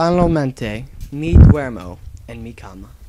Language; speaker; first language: Spanish; non-native, learner; English